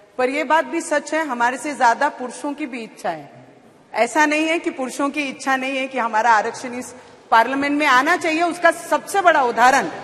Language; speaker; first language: Hindi; native; Hindi